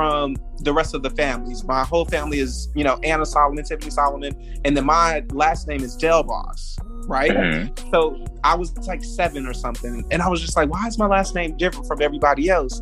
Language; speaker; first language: English; native; English